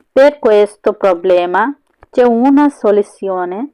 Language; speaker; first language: Italian; non-native, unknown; Bangla